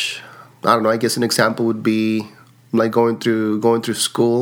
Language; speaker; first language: English; early bilingual, other home language; Spanish